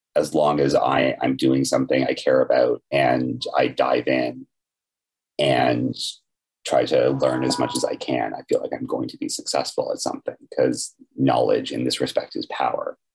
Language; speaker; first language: English; native; English